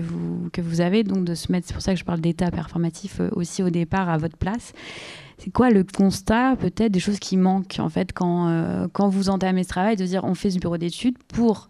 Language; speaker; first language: French; native; French